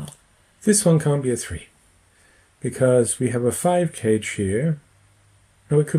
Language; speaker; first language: English; native; English